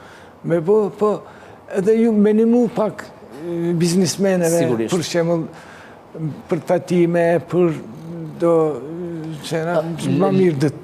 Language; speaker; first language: Albanian; early bilingual, heritage; Turkish